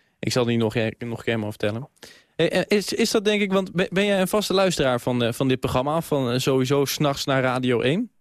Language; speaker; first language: Dutch; native; Dutch